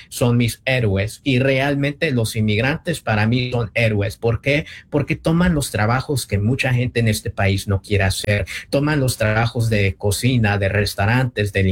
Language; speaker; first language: Spanish; early bilingual, heritage; Spanish